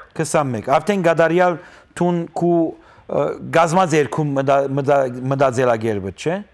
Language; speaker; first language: Armenian; native; Armenian